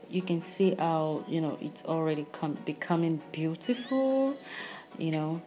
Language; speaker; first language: English; non-native, local second language; Yoruba